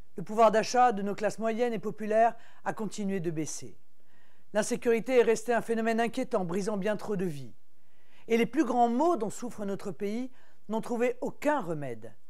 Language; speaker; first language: French; native; French